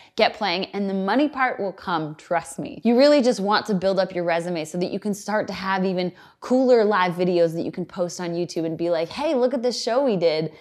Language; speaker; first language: English; native; English